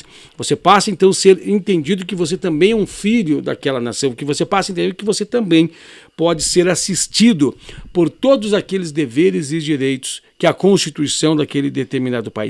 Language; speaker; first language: Portuguese; native; Portuguese